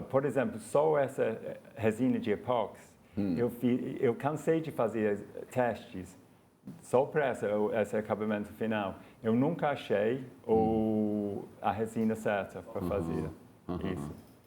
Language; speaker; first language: Portuguese; non-native, fluent; English